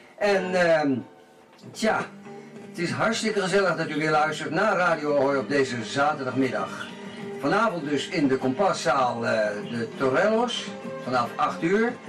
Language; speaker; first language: Dutch; native; Dutch